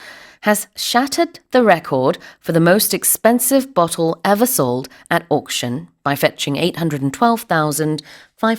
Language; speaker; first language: English; non-native, fluent; Korean